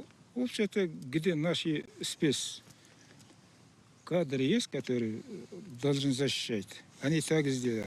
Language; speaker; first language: Russian; non-native, local second language; Kazakh